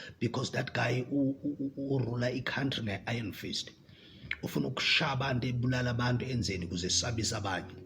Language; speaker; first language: Zulu; non-native, local second language; Swati